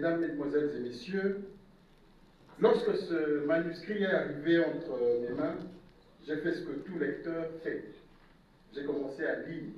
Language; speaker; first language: French; non-native, local second language; Lingala